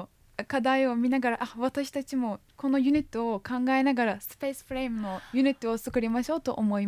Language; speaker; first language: Japanese; non-native, fluent; Turkish